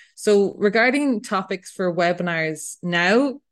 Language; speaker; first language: English; native; English